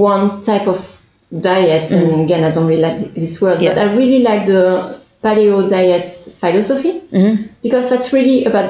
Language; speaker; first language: English; non-native, fluent; French